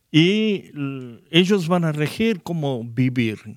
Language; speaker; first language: Spanish; non-native, fluent; Korean